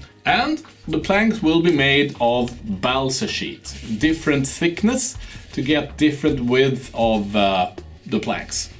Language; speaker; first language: English; non-native, fluent; Swedish